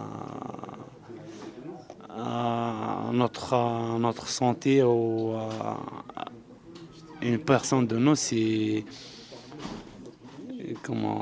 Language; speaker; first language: French; non-native, local second language; Arabic